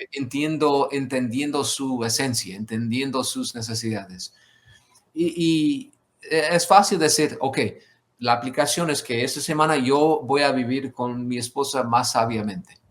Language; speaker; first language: Spanish; non-native, fluent; English